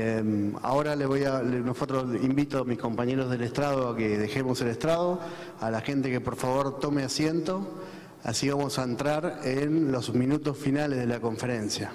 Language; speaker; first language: Spanish; native; Spanish